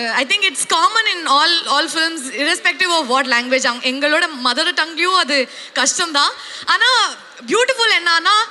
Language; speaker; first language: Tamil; non-native, learner; Kannada